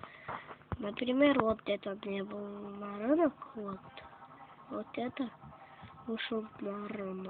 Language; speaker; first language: Russian; non-native, learner; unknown